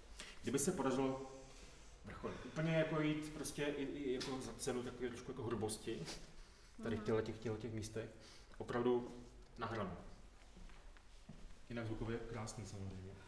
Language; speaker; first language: Czech; native; Czech